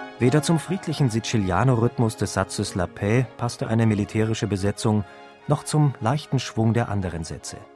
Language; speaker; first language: German; native; German